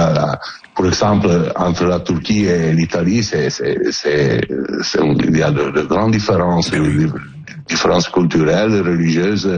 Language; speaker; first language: French; non-native, learner; Italian